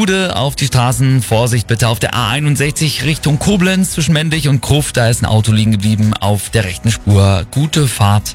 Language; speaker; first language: German; native; German